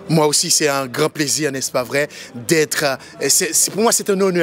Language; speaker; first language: French; non-native, local second language; Haitian Creole